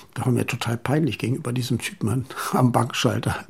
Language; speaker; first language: German; native; German